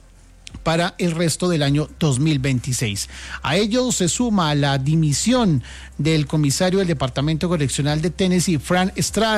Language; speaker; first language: Spanish; native; Spanish